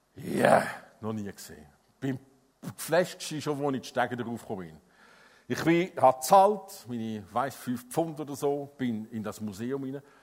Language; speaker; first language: German; non-native, fluent; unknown